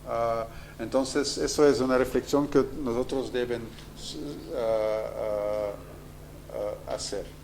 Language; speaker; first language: Spanish; non-native, fluent; Dutch